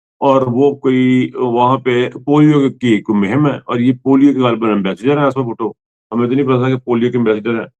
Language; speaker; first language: Urdu; non-native, local second language; Punjabi